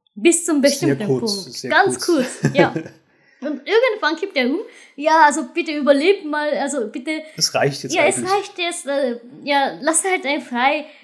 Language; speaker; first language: German; non-native, learner; Japanese